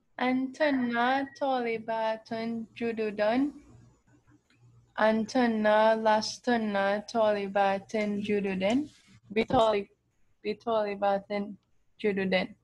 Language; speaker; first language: Arabic; non-native, learner; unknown